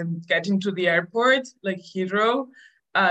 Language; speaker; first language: English; non-native, fluent; Spanish